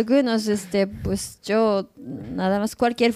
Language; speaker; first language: Spanish; non-native, learner; Japanese